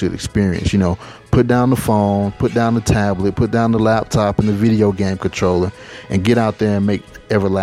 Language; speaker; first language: English; native; English